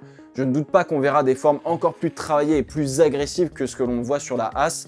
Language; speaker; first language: French; native; French